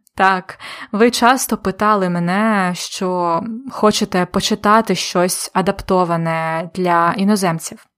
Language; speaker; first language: Ukrainian; native; Ukrainian